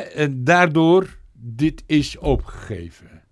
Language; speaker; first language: Dutch; non-native, learner; Turkish